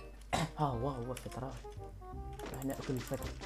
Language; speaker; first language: Arabic; native; Arabic